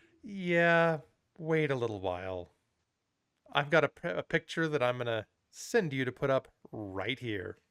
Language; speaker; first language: English; native; English